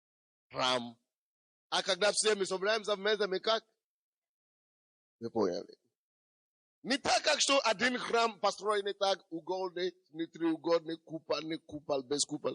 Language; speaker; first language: Russian; non-native, fluent; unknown